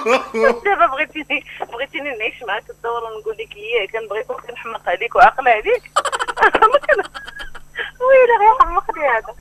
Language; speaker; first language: Arabic; native; Arabic